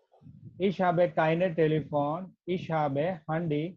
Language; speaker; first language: German; non-native, learner; Gujarati